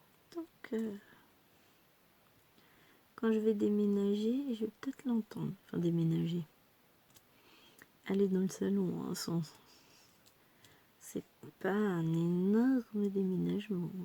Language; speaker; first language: French; native; French